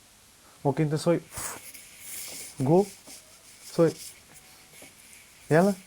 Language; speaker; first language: Arabic; non-native, learner; Pashto